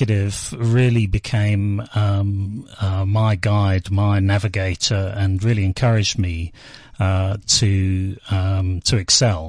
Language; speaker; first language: English; native; English